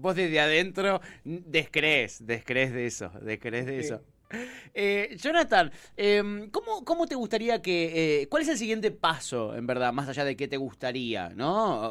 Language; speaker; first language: Spanish; native; Spanish